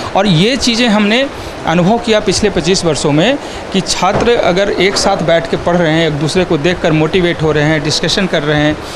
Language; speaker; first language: Hindi; native; Hindi